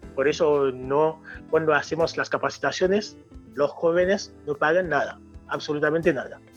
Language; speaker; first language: Spanish; non-native, fluent; Haitian Creole